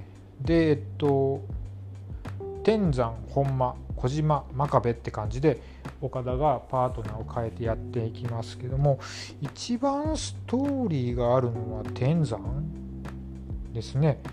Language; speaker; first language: Japanese; native; Japanese